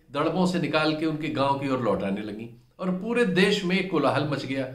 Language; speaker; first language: Hindi; native; Hindi